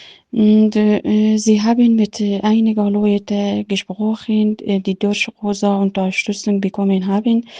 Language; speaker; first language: German; non-native, learner; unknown